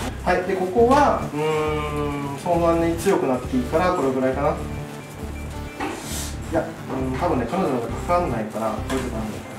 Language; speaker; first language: Japanese; native; Japanese